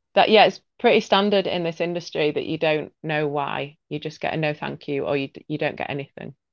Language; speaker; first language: English; native; English